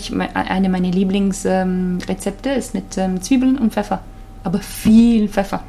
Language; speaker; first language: German; non-native, fluent; Japanese